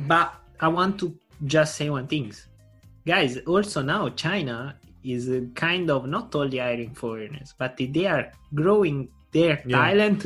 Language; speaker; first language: English; non-native, learner; Italian